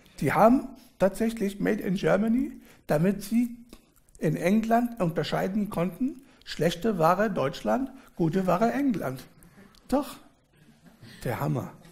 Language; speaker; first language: German; early bilingual, other home language; Arabic